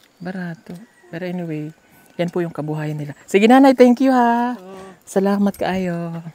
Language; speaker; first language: Filipino; native; Filipino